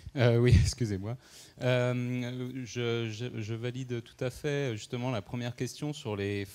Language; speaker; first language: French; native; French